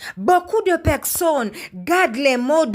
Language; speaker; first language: French; non-native, learner; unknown